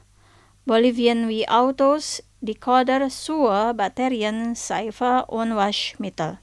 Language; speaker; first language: German; non-native, fluent; Indonesian